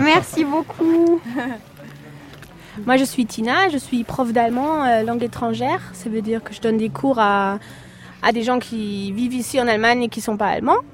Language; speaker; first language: French; non-native, fluent; German